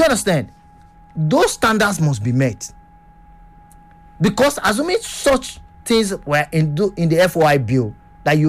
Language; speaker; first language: English; non-native, local second language; Yoruba